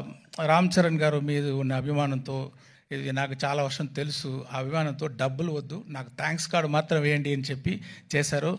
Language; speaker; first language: Telugu; non-native, local second language; Tamil